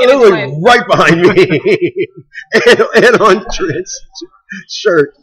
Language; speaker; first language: English; native; English